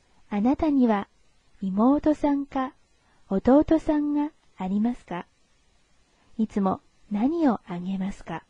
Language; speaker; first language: Japanese; non-native, fluent; Chinese